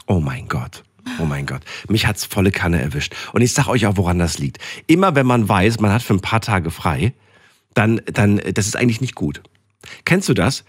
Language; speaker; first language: German; native; German